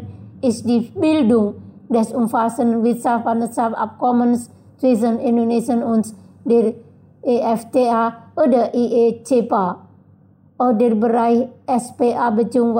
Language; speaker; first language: German; non-native, fluent; Indonesian